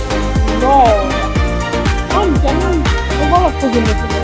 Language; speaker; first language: French; non-native, learner; Haitian Creole